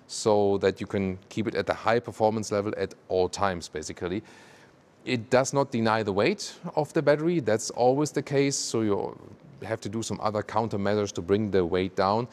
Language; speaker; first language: English; non-native, fluent; German